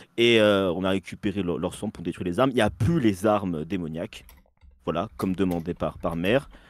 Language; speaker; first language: French; native; French